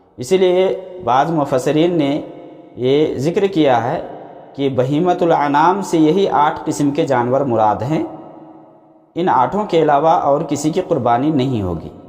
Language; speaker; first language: Urdu; native; Urdu